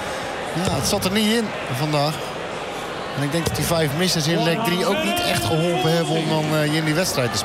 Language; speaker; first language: Dutch; native; Dutch